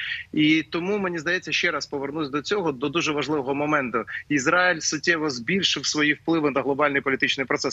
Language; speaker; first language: Ukrainian; native; Ukrainian